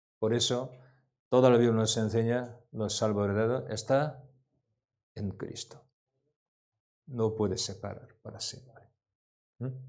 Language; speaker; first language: Spanish; non-native, learner; Korean